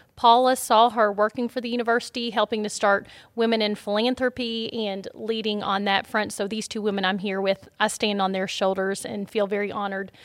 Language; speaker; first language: English; native; English